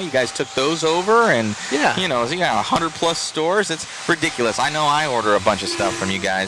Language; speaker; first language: English; native; English